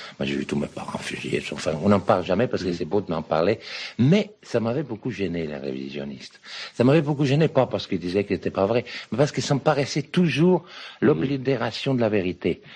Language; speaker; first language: French; non-native, fluent; Serbian